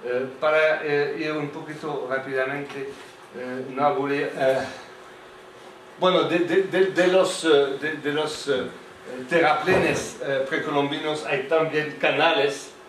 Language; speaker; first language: Spanish; non-native, fluent; French